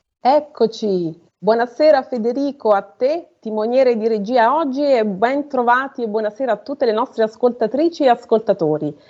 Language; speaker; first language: Italian; native; Italian